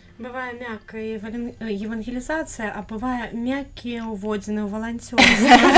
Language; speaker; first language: Belarusian; native; Belarusian